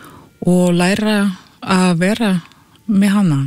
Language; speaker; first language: Icelandic; non-native, fluent; Russian